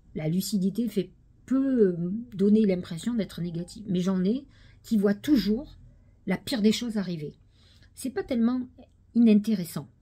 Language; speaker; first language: French; native; French